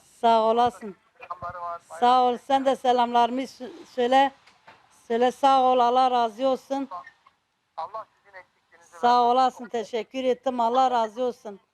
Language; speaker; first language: Turkish; non-native, local second language; Kurdish